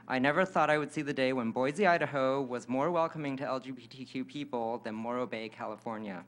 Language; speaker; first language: English; native; English